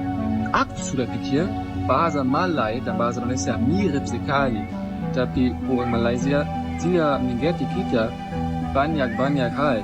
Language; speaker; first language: Indonesian; non-native, learner; German